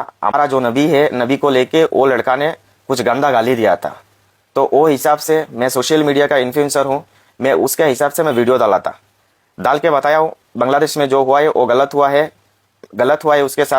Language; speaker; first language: Hindi; non-native, local second language; Bangla